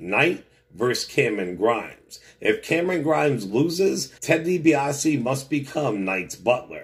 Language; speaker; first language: English; native; English